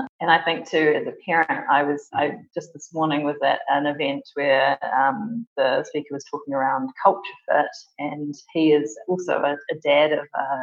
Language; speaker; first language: English; native; English